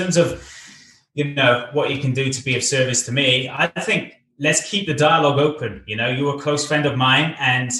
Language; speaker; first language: English; native; English